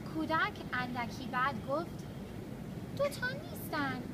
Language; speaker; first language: Persian; early bilingual, other home language; English